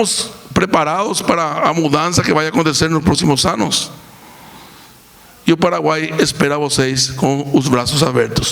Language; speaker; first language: Portuguese; non-native, fluent; Spanish